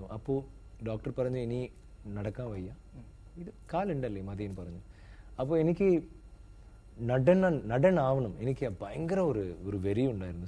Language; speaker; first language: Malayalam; non-native, learner; Tamil